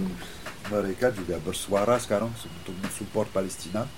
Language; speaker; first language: Indonesian; non-native, fluent; French